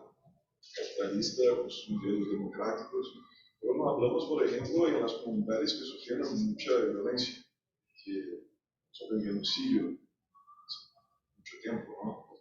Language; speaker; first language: Spanish; non-native, fluent; Portuguese